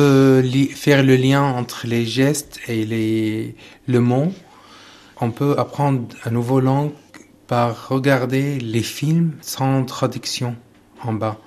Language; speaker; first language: French; non-native, learner; Arabic